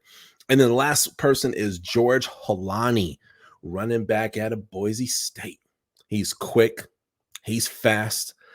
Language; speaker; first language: English; native; English